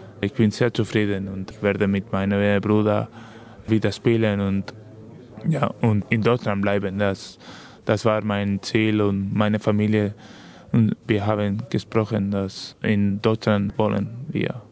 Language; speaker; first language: German; non-native, learner; Spanish